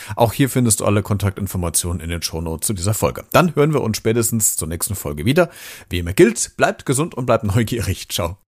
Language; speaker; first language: German; native; German